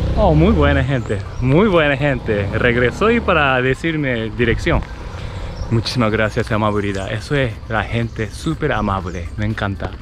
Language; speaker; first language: Spanish; non-native, learner; Japanese